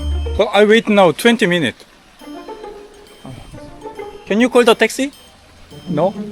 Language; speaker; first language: English; non-native, learner; Korean